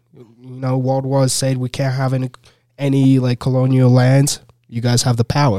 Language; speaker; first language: English; non-native, local second language; Ganda